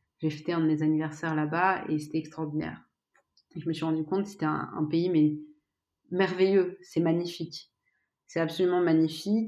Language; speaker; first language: French; native; French